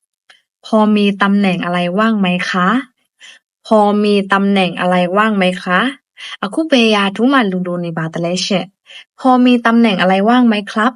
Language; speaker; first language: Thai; non-native, fluent; Burmese